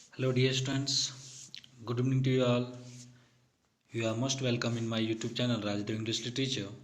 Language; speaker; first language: English; non-native, local second language; Hindi